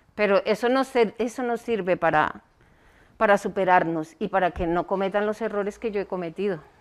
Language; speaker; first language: Spanish; native; Spanish